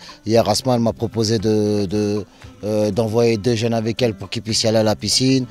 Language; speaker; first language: French; native; French